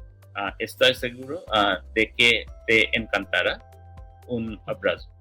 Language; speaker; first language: Spanish; non-native, learner; English